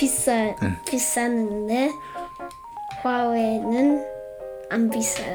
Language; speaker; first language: Korean; early bilingual, heritage; English